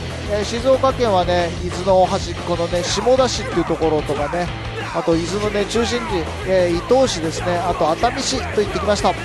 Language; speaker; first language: Japanese; native; Japanese